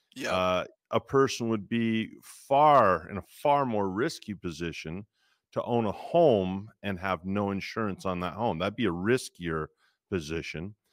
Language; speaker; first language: English; native; English